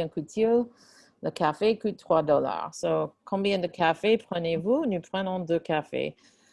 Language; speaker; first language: French; non-native, fluent; English